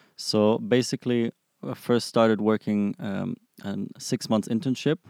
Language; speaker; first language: English; non-native, fluent; German